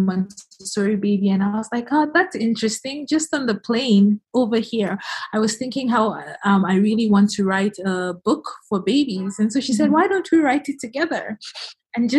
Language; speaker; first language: English; non-native, local second language; Igbo